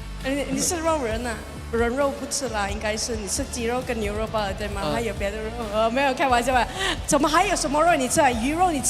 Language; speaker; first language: Chinese; early bilingual, heritage; Chinese